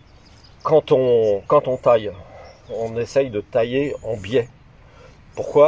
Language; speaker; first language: French; native; French